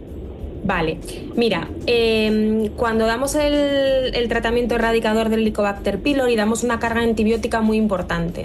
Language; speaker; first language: Spanish; native; Spanish